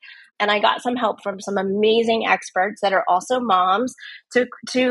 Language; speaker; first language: English; native; English